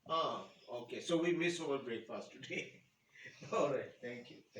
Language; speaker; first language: English; non-native, learner; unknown